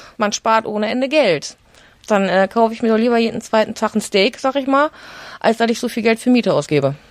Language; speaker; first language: German; native; German